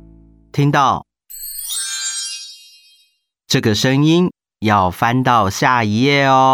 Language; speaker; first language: Chinese; native; Chinese